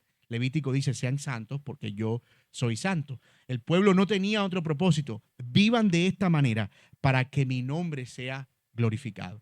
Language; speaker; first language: Spanish; native; Spanish